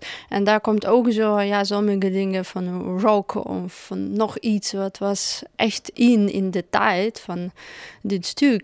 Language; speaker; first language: Dutch; non-native, fluent; Russian